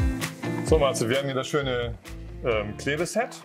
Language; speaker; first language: German; native; German